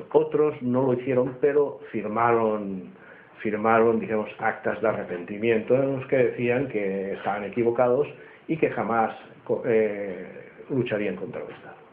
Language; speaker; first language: Spanish; native; Spanish